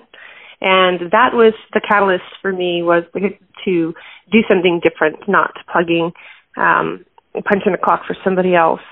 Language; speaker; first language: English; native; English